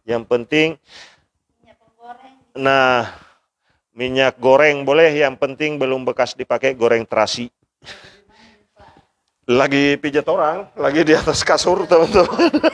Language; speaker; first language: Indonesian; native; Indonesian